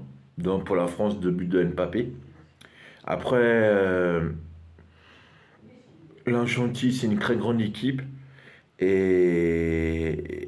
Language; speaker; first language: French; non-native, fluent; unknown